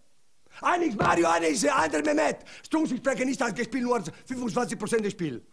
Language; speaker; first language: German; non-native, learner; Italian